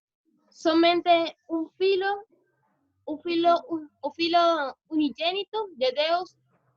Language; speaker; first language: Portuguese; non-native, learner; Spanish